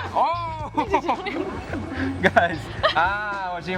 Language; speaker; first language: Chinese; non-native, learner; Indonesian